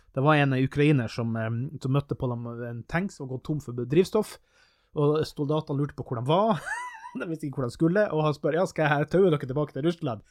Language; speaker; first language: Norwegian; native; Norwegian